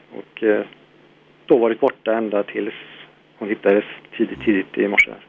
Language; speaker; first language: Swedish; native; Swedish